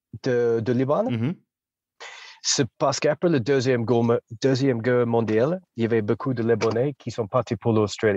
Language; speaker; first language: French; non-native, fluent; English